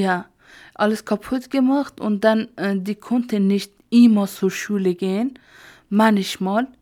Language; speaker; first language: German; non-native, learner; Persian